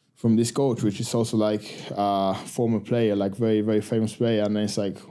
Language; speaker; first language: English; non-native, fluent; Spanish